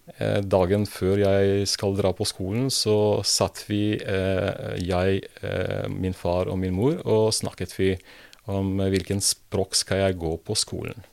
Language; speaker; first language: Norwegian; non-native, fluent; Serbian